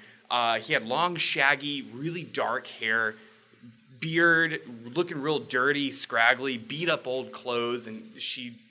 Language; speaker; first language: English; native; English